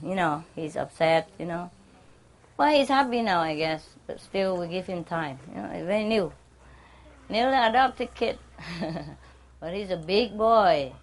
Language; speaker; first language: English; non-native, fluent; Vietnamese